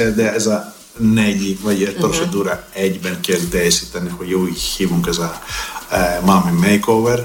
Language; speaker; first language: Hungarian; non-native, fluent; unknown